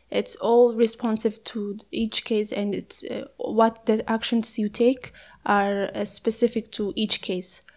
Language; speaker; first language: English; non-native, fluent; Amharic